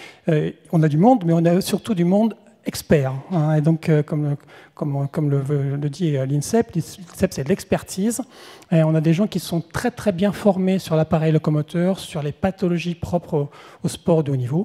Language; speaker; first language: French; native; French